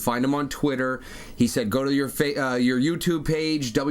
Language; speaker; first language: English; native; English